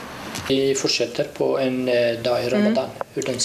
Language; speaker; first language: Swedish; non-native, fluent; Arabic